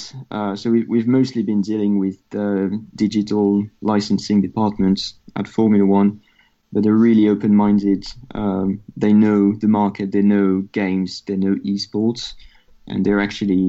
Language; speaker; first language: English; non-native, fluent; French